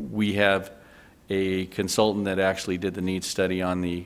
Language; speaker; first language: English; native; English